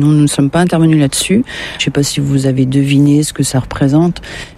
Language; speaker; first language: French; native; French